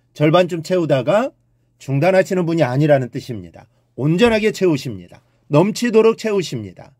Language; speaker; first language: Korean; native; Korean